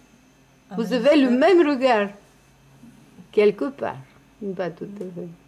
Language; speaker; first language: French; non-native, local second language; Russian